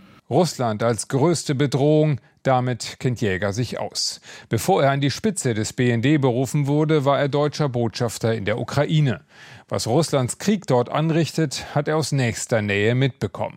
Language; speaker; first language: German; native; German